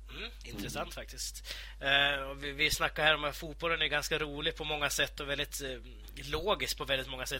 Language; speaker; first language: Swedish; native; Swedish